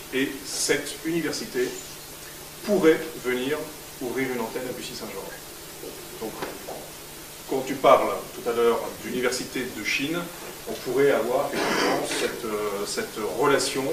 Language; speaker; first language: French; native; French